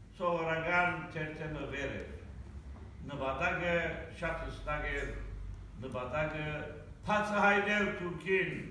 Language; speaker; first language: Armenian; early bilingual, heritage; Armenian